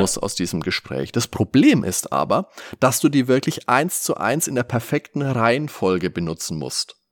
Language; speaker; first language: German; native; German